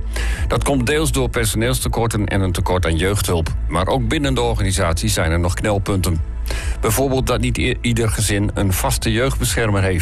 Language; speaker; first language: Dutch; native; Dutch